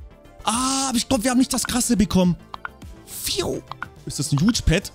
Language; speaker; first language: German; native; German